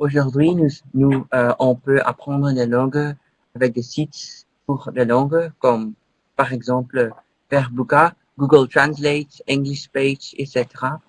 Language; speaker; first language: French; non-native, learner; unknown